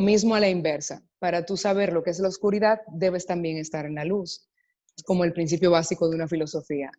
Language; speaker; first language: Spanish; native; Spanish